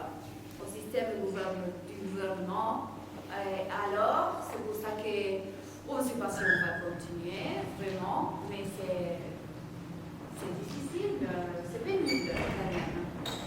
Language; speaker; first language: French; non-native, fluent; Spanish